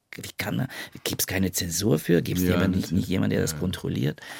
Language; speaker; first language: German; non-native, fluent; Bulgarian